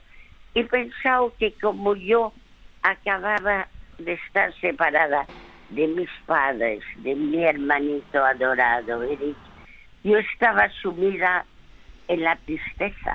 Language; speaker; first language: Spanish; early bilingual, other home language; French